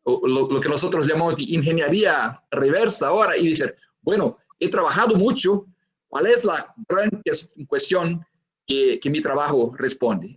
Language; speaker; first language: Spanish; non-native, fluent; Portuguese